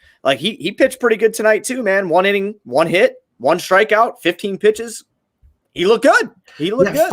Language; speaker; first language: English; native; English